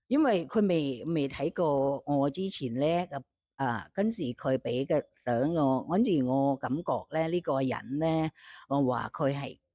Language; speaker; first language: Cantonese; non-native, fluent; Thai